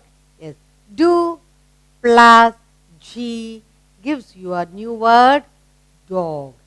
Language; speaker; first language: English; non-native, local second language; Tamil